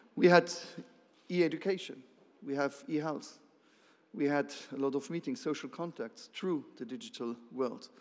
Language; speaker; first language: English; non-native, fluent; Luxembourgish